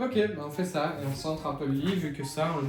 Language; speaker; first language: French; native; French